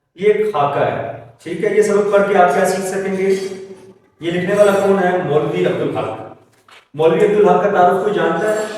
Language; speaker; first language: Urdu; native; Urdu